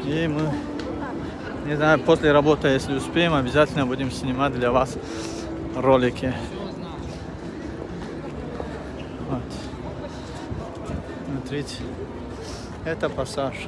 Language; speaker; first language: Russian; non-native, fluent; Tajik